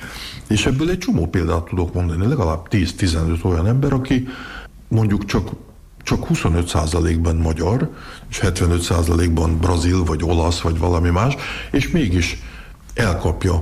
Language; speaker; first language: Hungarian; early bilingual, heritage; Hungarian